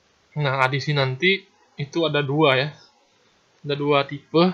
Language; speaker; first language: Indonesian; native; Indonesian